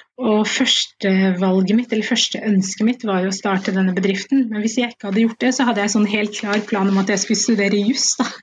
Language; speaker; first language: Norwegian; early bilingual, other home language; Somali